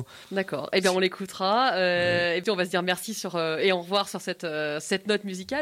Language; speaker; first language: French; native; French